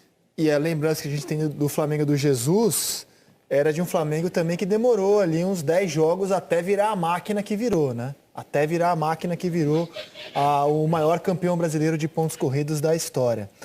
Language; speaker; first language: Portuguese; native; Portuguese